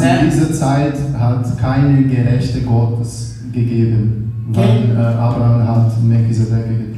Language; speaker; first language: German; non-native, learner; Portuguese